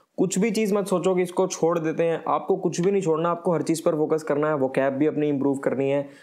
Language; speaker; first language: Hindi; native; Hindi